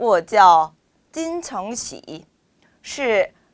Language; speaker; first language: Chinese; non-native, fluent; Korean